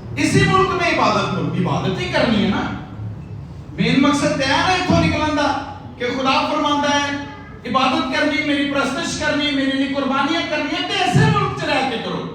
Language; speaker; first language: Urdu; non-native, local second language; Punjabi